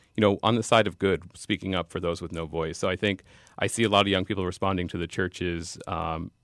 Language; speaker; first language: English; native; English